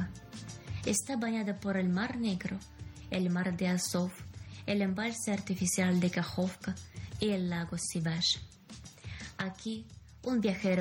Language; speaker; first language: Spanish; non-native, fluent; Ukrainian